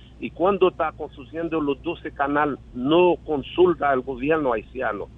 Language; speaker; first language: Spanish; non-native, learner; Haitian Creole